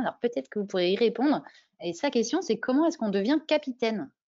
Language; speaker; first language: French; native; French